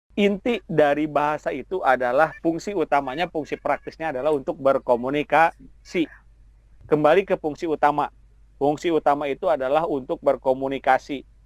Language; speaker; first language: Indonesian; non-native, local second language; Sundanese